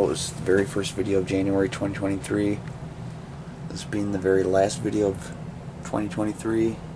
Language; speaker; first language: English; native; English